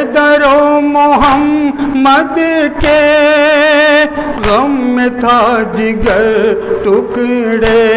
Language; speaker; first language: Urdu; native; Urdu